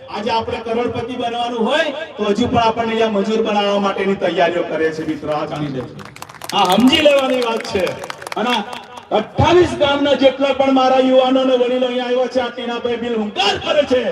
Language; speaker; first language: Gujarati; non-native, local second language; Bhili